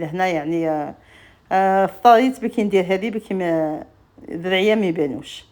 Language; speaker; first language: Arabic; native; Arabic